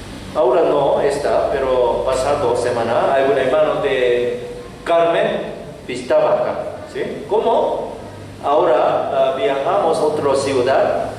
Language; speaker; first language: Spanish; non-native, learner; Korean